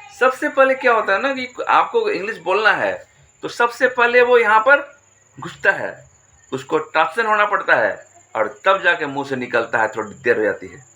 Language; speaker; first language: Hindi; native; Hindi